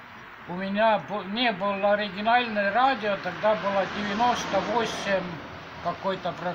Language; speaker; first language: Polish; non-native, learner; Russian